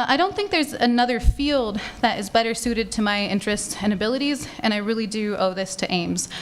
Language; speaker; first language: English; native; English